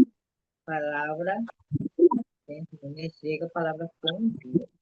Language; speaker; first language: Spanish; non-native, learner; Portuguese